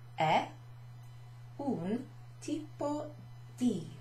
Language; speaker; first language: Italian; non-native, fluent; English